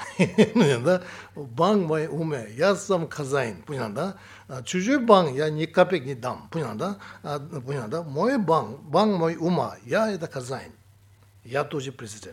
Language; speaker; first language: Russian; non-native, learner; Tibetan